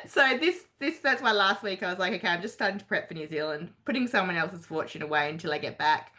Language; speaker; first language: English; native; English